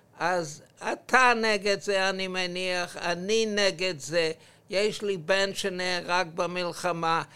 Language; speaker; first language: Hebrew; non-native, fluent; English